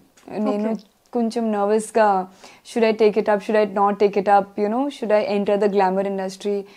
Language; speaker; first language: Telugu; non-native, learner; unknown